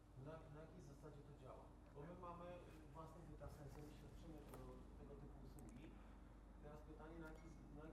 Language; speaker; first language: Polish; native; Polish